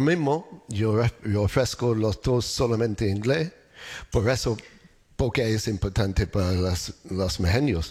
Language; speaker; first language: Spanish; non-native, learner; English